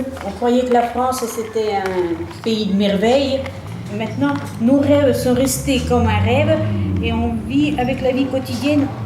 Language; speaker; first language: French; early bilingual, heritage; Russian